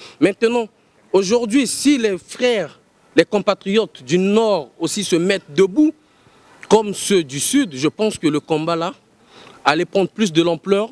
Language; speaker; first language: French; non-native, local second language; Lingala